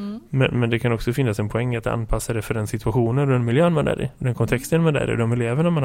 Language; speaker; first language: Swedish; native; Swedish